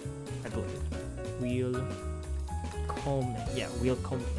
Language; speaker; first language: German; non-native, learner; English